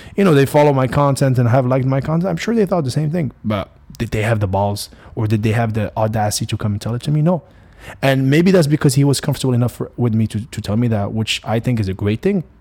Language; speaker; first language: English; non-native, fluent; Arabic